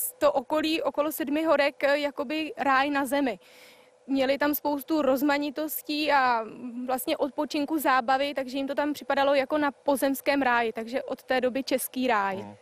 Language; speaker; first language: Czech; native; Czech